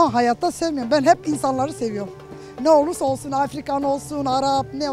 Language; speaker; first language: Turkish; non-native, fluent; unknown